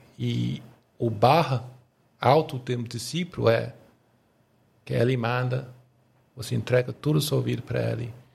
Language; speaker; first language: Portuguese; non-native, fluent; English